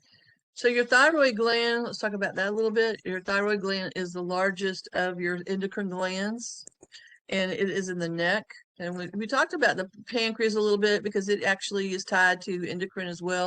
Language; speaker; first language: English; native; English